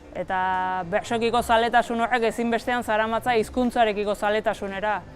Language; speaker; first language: Basque; native; Basque